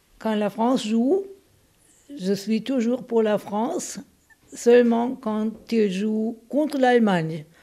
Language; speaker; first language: French; non-native, fluent; German